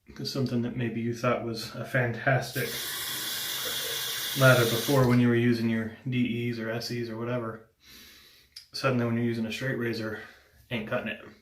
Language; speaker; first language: English; native; English